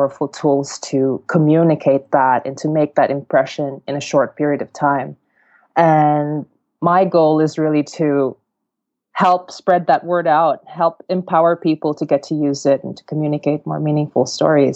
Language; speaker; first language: English; non-native, local second language; Cebuano